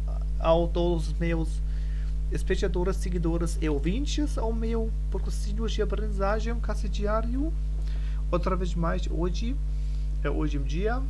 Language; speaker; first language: Portuguese; non-native, learner; German